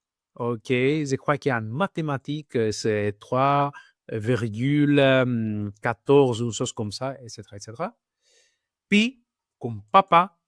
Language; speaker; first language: French; non-native, fluent; Greek